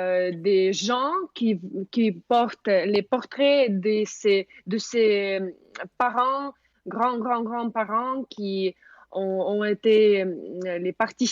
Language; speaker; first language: French; non-native, fluent; Russian